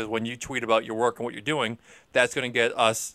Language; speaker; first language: English; native; English